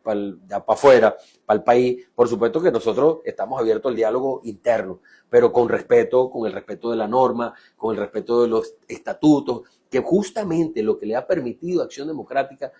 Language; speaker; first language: Spanish; native; Spanish